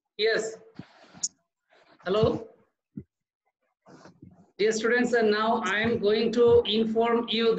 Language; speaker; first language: English; non-native, learner; Bangla